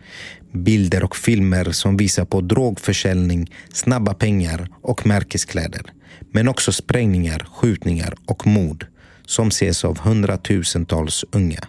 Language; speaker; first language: Swedish; native; Swedish